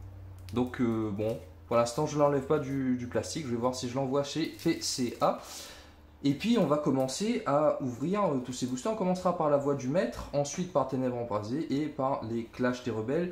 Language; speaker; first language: French; native; French